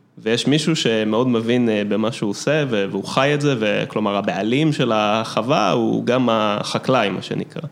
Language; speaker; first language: Hebrew; early bilingual, other home language; English